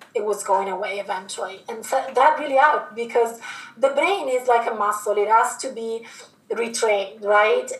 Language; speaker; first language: English; non-native, fluent; Italian